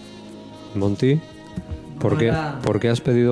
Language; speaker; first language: Spanish; native; Spanish